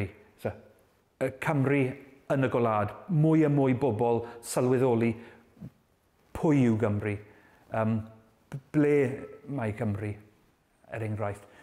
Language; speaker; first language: Welsh; non-native, learner; English